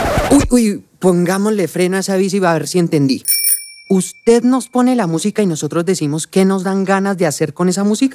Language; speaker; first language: Spanish; native; Spanish